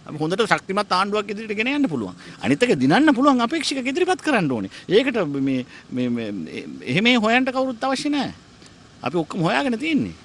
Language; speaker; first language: Sinhala; non-native, local second language; Tamil